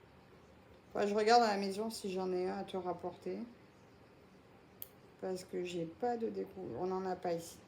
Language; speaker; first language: French; native; French